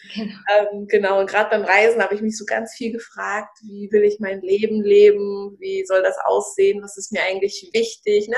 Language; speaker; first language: German; early bilingual, other home language; Russian